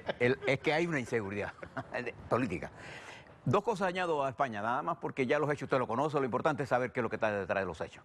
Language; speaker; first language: Spanish; native; Spanish